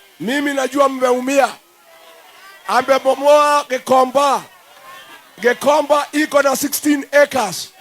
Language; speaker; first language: Swahili; non-native, local second language; Kikuyu